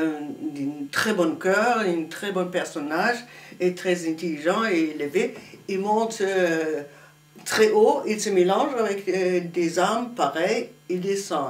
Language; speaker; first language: French; non-native, fluent; German